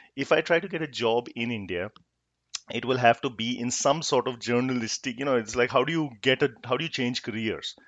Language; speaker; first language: English; non-native, local second language; Hindi